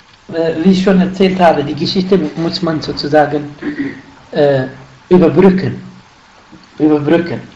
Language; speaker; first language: German; non-native, fluent; Arabic